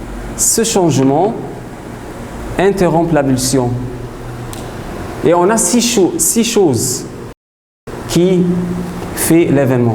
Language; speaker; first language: French; non-native, fluent; Arabic